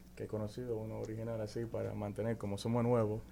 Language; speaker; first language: Spanish; early bilingual, heritage; Spanish